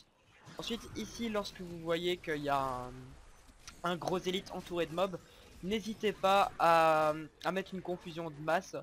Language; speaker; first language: French; native; French